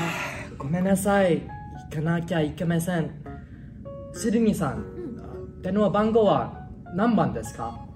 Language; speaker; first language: Japanese; non-native, learner; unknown